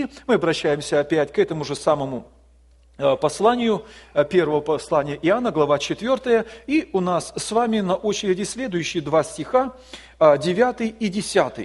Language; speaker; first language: Russian; native; Russian